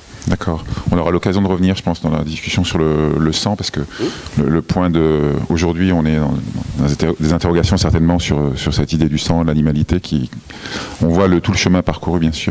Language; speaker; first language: French; native; French